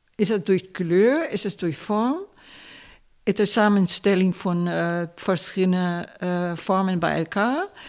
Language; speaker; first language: Dutch; non-native, fluent; Spanish